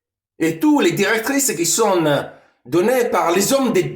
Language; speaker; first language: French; non-native, fluent; Italian